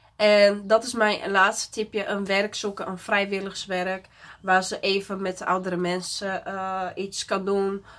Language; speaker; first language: Dutch; non-native, fluent; Portuguese